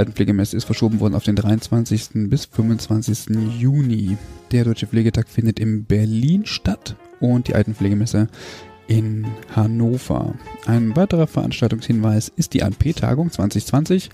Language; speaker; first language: German; native; German